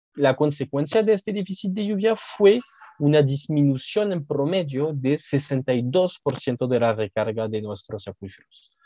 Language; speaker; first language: Spanish; non-native, fluent; French